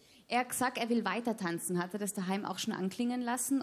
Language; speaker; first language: German; native; German